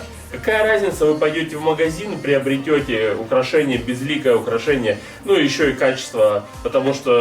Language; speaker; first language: Russian; native; Russian